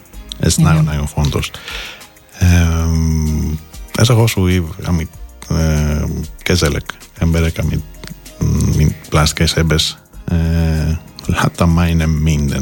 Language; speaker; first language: Hungarian; non-native, fluent; Greek